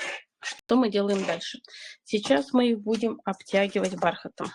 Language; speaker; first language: Russian; native; Russian